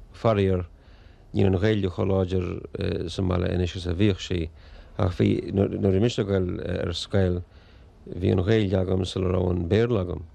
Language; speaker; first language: Irish; native; Irish